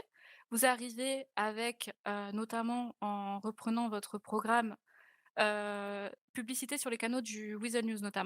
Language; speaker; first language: French; native; French